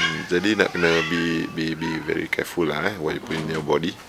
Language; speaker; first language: English; non-native, local second language; Malay